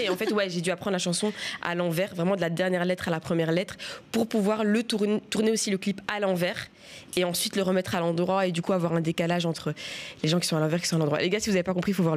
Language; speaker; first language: French; native; French